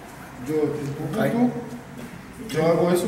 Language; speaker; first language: Spanish; non-native, learner; Portuguese